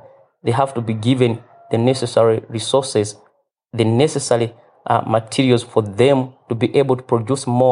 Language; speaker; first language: English; non-native, local second language; Nyanja